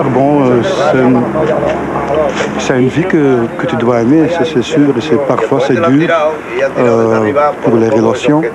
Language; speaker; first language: French; non-native, local second language; Dutch